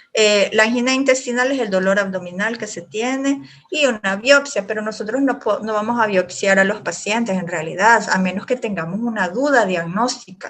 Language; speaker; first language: Spanish; native; Spanish